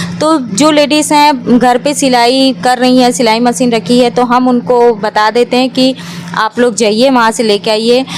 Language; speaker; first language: Hindi; native; Hindi